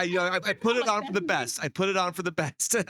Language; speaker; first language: English; native; English